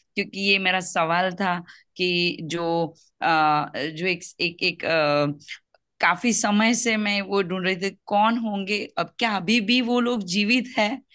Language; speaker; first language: Hindi; non-native, local second language; Gujarati